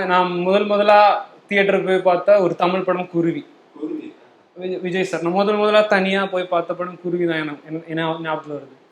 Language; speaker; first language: Tamil; non-native, fluent; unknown